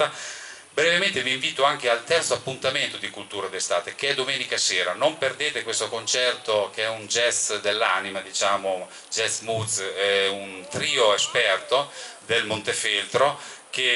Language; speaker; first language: Italian; native; Italian